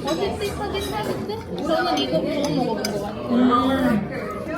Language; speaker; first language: Korean; non-native, fluent; Hindi